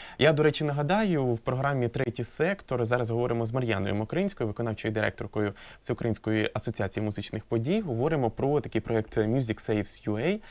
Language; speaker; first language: Ukrainian; native; Ukrainian